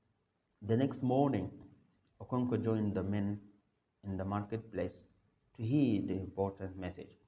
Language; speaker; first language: English; non-native, fluent; Arabic